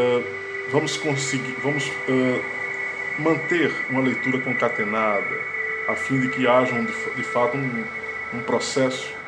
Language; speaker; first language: Portuguese; native; Portuguese